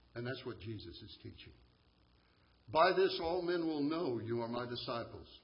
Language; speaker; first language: English; native; English